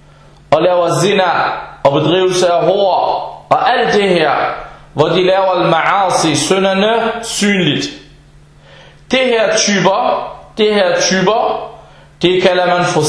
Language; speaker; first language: Danish; early bilingual, other home language; Arabic